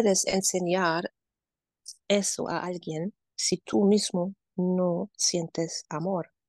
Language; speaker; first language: Spanish; non-native, fluent; German